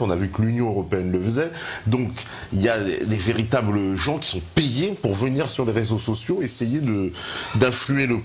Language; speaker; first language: French; native; French